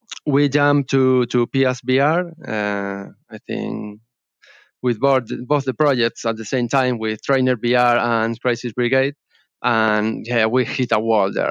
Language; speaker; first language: English; non-native, learner; Spanish